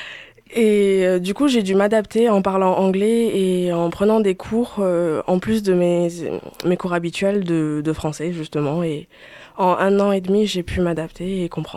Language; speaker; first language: French; early bilingual, other home language; Chinese